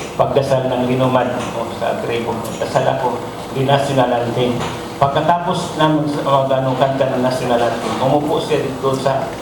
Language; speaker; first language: Cebuano; non-native, local second language; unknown